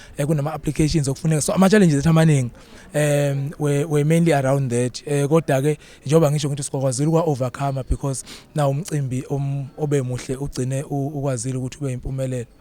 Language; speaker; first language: Zulu; native; Zulu